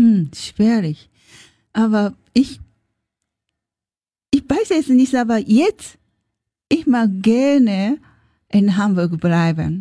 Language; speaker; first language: German; non-native, learner; Japanese